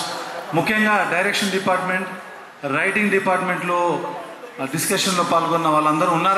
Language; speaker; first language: Telugu; native; Telugu